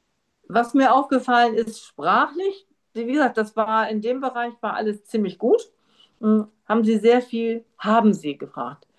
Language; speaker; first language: German; native; German